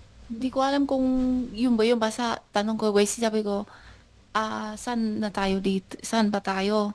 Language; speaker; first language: Filipino; non-native, learner; Chinese